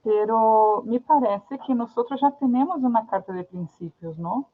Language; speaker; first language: Spanish; non-native, fluent; Portuguese